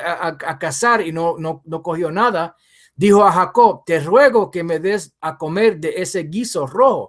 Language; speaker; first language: Spanish; early bilingual, heritage; English